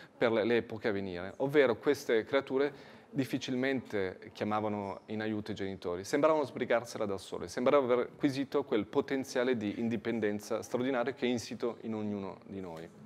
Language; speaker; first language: Italian; native; Italian